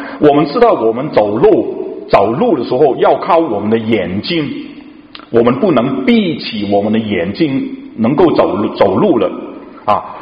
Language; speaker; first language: Chinese; non-native, local second language; Cantonese